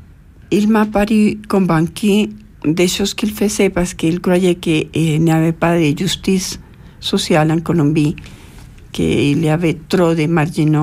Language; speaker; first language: French; non-native, fluent; Spanish